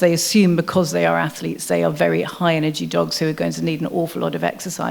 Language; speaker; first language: English; native; English